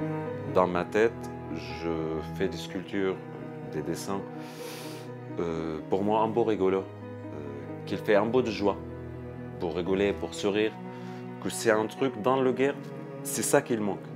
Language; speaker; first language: French; non-native, learner; Arabic